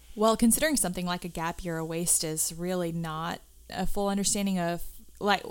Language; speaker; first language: English; native; English